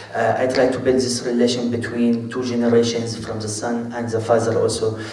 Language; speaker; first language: English; non-native, fluent; Arabic